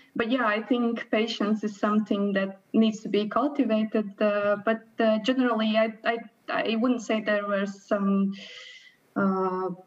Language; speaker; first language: English; non-native, fluent; Latvian